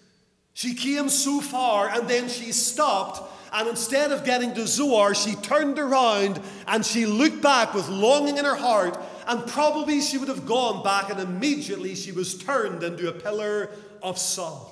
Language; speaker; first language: English; native; English